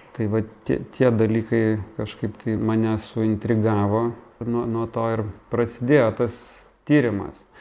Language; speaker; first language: Lithuanian; native; Lithuanian